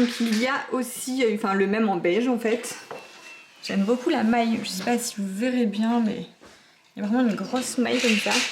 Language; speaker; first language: French; native; French